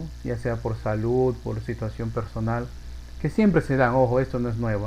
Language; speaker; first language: Spanish; native; Spanish